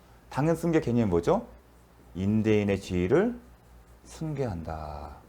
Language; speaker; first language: Korean; native; Korean